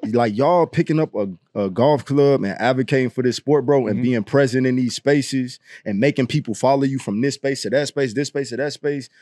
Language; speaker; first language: English; native; English